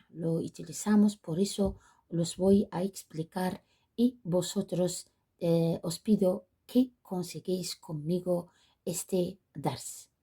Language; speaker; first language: Spanish; non-native, fluent; Arabic